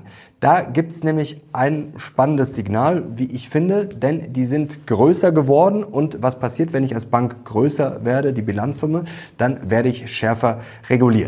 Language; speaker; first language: German; native; German